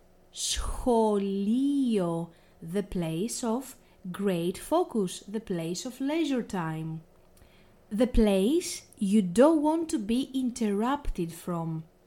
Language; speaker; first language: English; non-native, fluent; Greek